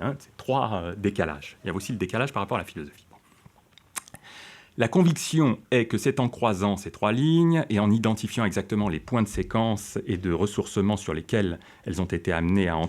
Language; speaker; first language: French; native; French